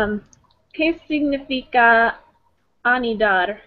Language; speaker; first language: Spanish; non-native, learner; English